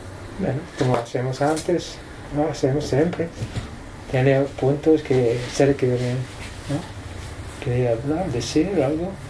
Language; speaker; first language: Spanish; non-native, fluent; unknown